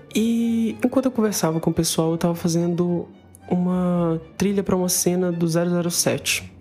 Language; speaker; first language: Portuguese; native; Portuguese